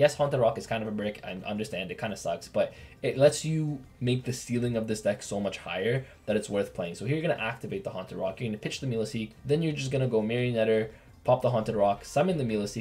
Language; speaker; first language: English; native; English